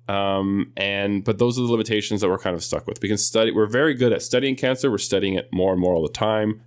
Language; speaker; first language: English; native; English